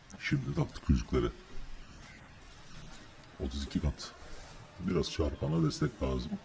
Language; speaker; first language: Turkish; native; Turkish